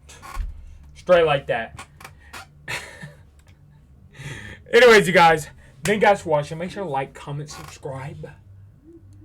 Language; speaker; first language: English; native; English